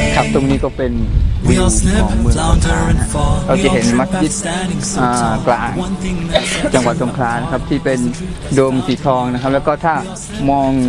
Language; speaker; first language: Thai; native; Thai